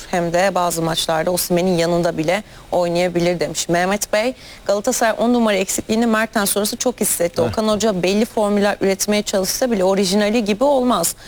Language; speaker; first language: Turkish; native; Turkish